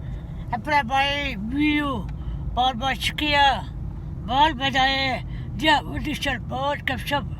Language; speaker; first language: Hindi; non-native, learner; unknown